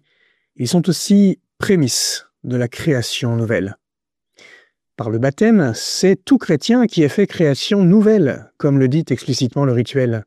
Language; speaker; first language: French; native; French